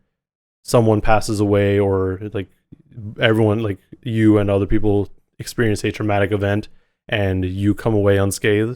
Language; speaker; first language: English; native; English